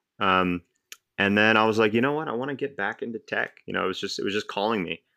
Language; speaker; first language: English; native; English